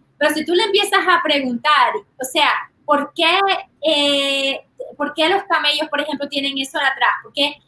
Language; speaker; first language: Spanish; early bilingual, heritage; Spanish